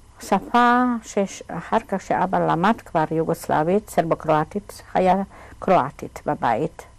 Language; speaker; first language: Hebrew; non-native, fluent; German